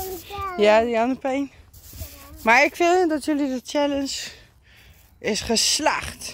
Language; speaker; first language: Dutch; native; Dutch